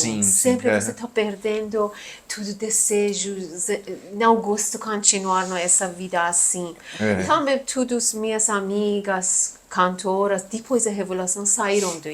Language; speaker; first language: Portuguese; non-native, learner; Persian